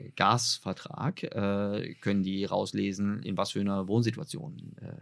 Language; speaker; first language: German; native; German